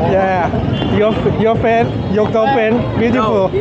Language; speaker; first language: English; non-native, learner; Thai